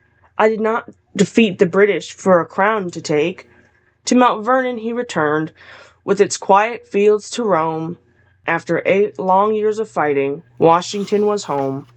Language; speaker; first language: English; native; English